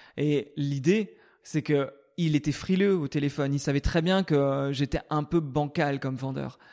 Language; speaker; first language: French; native; French